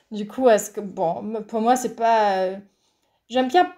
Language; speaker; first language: French; non-native, fluent; German